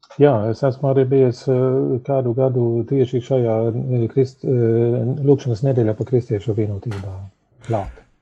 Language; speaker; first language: Latvian; early bilingual, heritage; Latvian